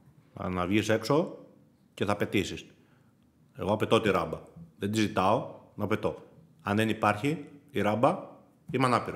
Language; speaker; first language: Greek; native; Greek